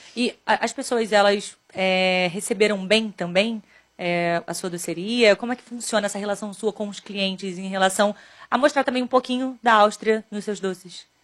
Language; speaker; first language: Portuguese; native; Portuguese